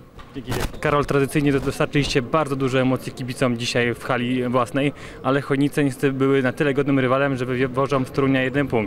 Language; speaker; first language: Polish; native; Polish